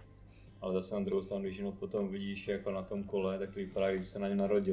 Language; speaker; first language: Czech; native; Czech